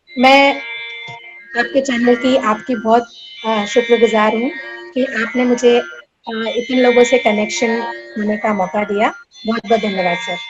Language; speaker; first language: Hindi; non-native, local second language; Marathi